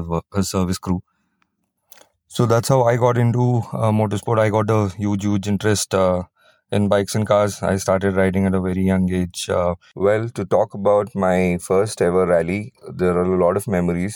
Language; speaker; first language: English; non-native, local second language; Kannada